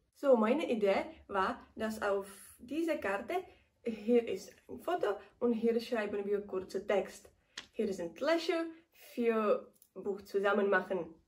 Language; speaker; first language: German; non-native, learner; Czech